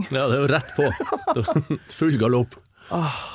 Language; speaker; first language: Norwegian; native; Norwegian